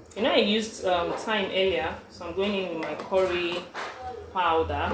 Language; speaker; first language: English; non-native, local second language; Yoruba